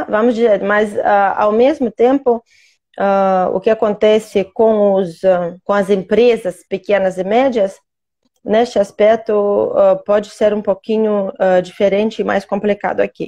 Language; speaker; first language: Portuguese; non-native, fluent; Russian